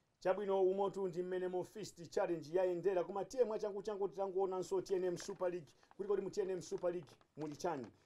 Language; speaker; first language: Nyanja; native; Nyanja